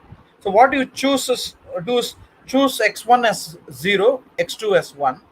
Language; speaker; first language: English; non-native, local second language; Tamil